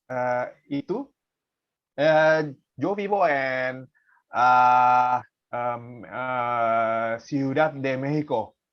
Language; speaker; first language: Spanish; non-native, learner; Indonesian